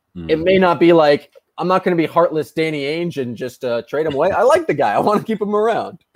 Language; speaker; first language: English; native; English